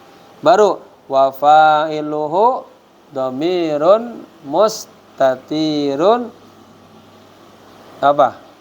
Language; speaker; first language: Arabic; non-native, fluent; Indonesian